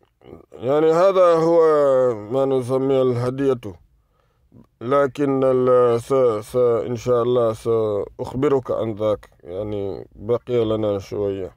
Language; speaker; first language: Arabic; non-native, fluent; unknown